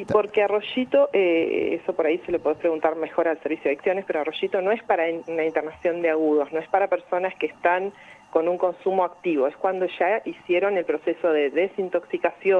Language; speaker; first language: Spanish; native; Spanish